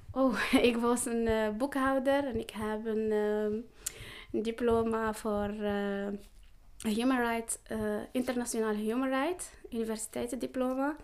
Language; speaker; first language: Dutch; non-native, learner; Arabic